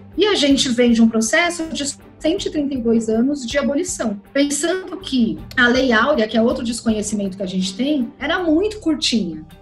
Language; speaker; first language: Portuguese; native; Portuguese